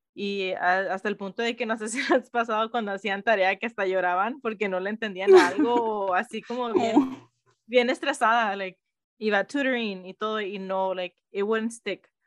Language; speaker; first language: Spanish; early bilingual, heritage; Spanish